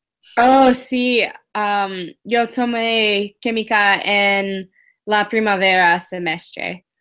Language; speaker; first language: Spanish; non-native, learner; English